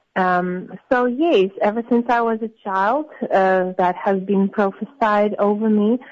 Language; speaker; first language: English; non-native, fluent; Russian